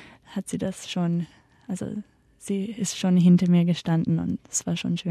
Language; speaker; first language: German; early bilingual, heritage; German